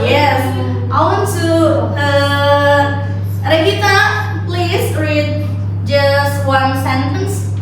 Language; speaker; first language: English; non-native, learner; Indonesian